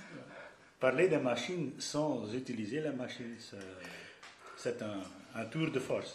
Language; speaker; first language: French; non-native, local second language; Dutch